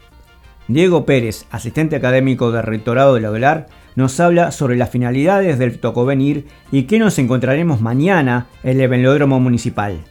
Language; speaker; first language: Spanish; native; Spanish